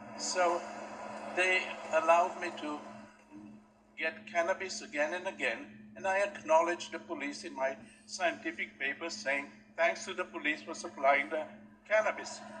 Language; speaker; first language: English; non-native, fluent; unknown